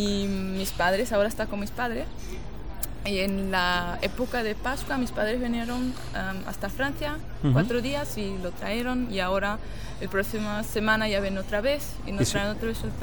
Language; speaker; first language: Spanish; non-native, fluent; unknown